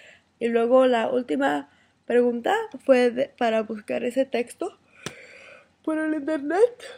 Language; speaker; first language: Spanish; early bilingual, heritage; Spanish